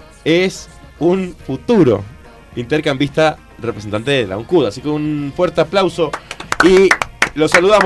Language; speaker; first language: Spanish; native; Spanish